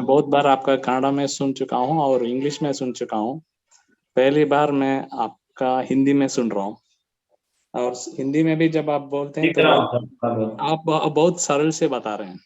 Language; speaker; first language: Hindi; non-native, local second language; Kannada